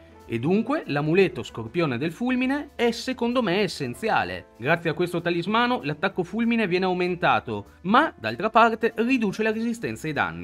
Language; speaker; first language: Italian; native; Italian